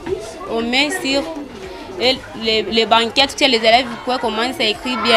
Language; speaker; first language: French; non-native, local second language; Swahili